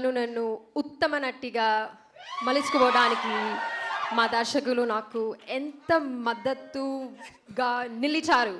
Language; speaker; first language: Telugu; non-native, learner; Malayalam